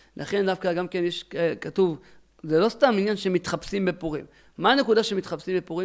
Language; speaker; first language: Hebrew; native; Hebrew